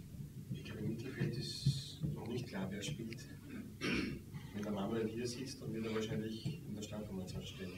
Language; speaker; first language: German; native; German